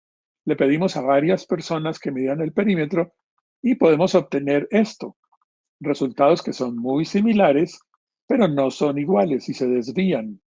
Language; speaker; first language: Spanish; native; Spanish